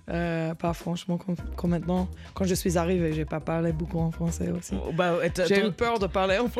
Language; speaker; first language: French; non-native, learner; English